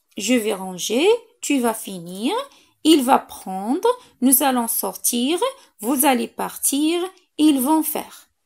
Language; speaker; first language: French; non-native, local second language; Arabic